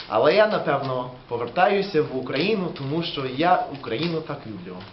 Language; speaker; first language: Ukrainian; non-native, learner; English